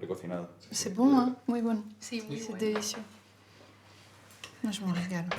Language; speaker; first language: French; native; French